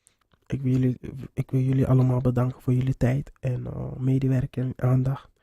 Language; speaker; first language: Dutch; non-native, fluent; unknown